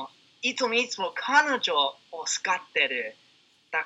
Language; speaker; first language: Japanese; non-native, learner; English